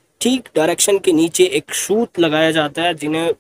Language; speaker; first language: Hindi; native; Hindi